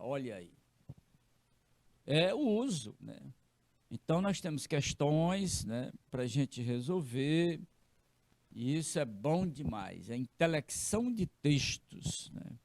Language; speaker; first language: Portuguese; native; Portuguese